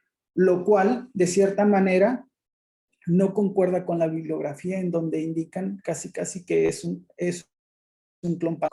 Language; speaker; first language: Spanish; native; Spanish